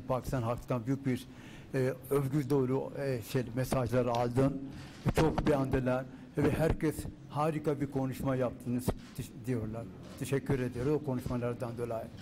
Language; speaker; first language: Turkish; non-native, fluent; Urdu